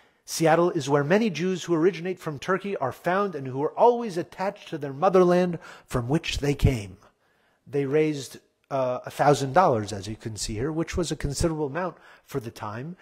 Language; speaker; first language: English; native; English